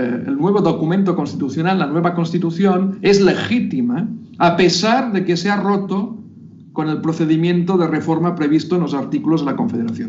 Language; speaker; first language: Spanish; native; Spanish